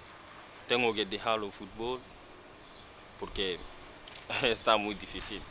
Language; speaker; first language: Spanish; non-native, learner; Bambara